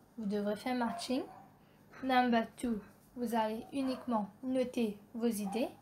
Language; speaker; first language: French; non-native, local second language; Morisyen